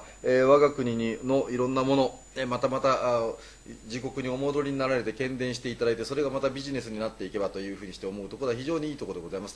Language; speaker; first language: Japanese; native; Japanese